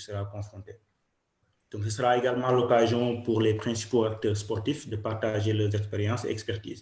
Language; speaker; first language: French; non-native, local second language; Wolof